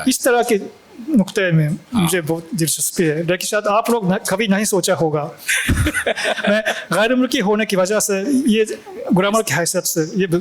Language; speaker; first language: Hindi; non-native, fluent; Japanese